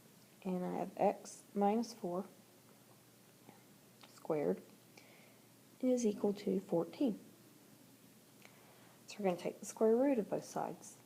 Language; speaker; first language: English; native; English